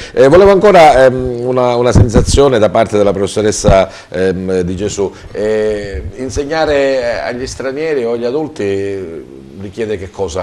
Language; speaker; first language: Italian; native; Italian